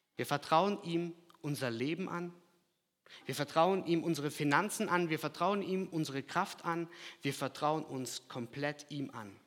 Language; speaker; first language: German; early bilingual, other home language; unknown